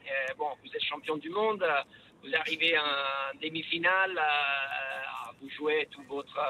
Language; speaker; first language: French; non-native, fluent; Italian